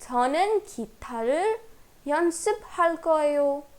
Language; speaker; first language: Korean; non-native, fluent; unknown